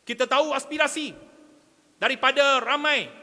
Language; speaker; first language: Malay; non-native, local second language; Chinese